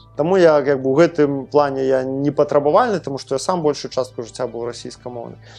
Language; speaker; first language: Belarusian; non-native, local second language; Russian